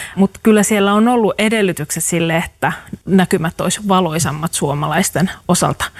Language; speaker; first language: Finnish; native; Finnish